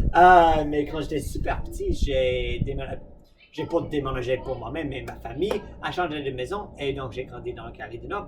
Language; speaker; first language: French; non-native, fluent; English